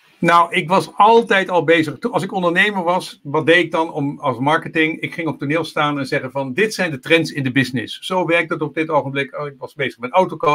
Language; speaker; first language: Dutch; native; Dutch